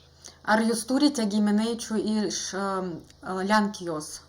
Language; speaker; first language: Lithuanian; non-native, learner; Russian